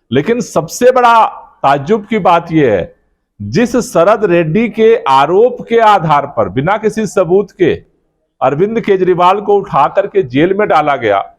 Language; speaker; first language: Hindi; native; Hindi